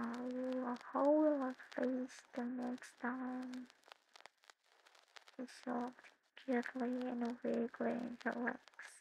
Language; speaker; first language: English; non-native, learner; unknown